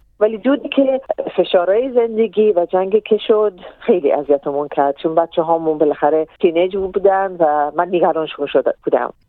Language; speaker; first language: Persian; non-native, fluent; Arabic